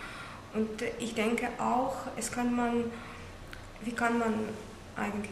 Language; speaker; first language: German; non-native, learner; Russian